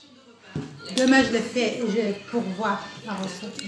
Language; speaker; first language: French; non-native, fluent; Arabic